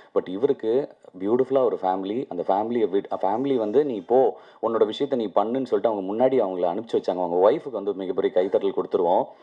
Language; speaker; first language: Tamil; native; Tamil